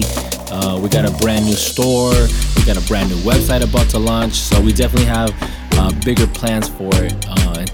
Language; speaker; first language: English; native; English